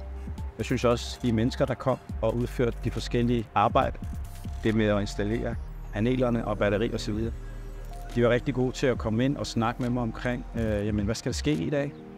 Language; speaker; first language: Danish; non-native, fluent; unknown